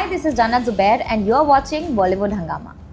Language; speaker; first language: English; non-native, local second language; Hindi